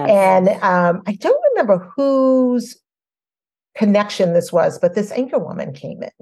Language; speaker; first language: English; native; English